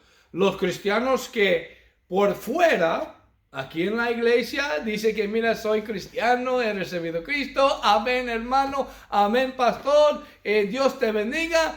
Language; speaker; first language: Spanish; non-native, fluent; English